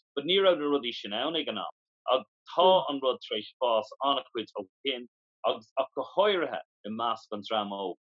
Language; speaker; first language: Irish; non-native, local second language; English